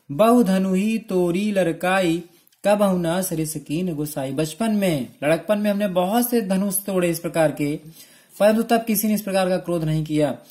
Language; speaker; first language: Hindi; native; Hindi